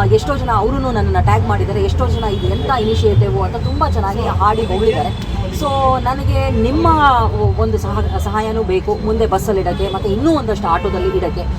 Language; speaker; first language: Kannada; native; Kannada